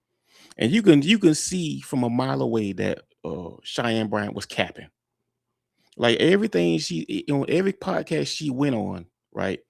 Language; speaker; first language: English; native; English